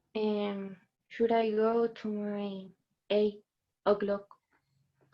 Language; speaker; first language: English; non-native, learner; Spanish